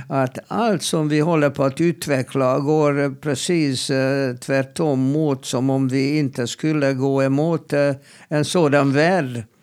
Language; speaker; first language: Swedish; non-native, fluent; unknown